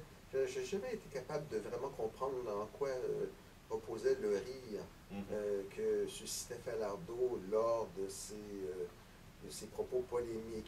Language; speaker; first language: French; native; French